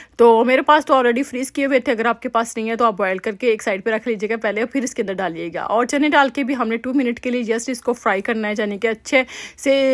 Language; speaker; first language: Urdu; native; Urdu